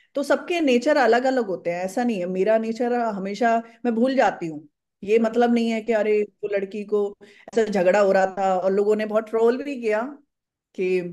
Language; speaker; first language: Hindi; native; Hindi